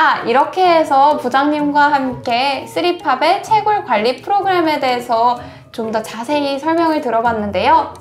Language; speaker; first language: Korean; native; Korean